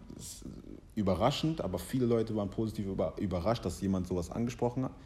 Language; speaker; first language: German; early bilingual, other home language; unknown